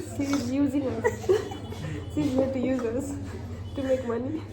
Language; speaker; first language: English; non-native, learner; Tibetan